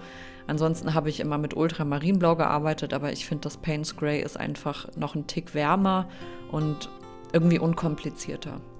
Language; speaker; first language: German; native; German